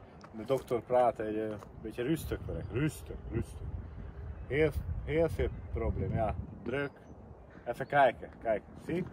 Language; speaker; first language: Dutch; non-native, learner; Hungarian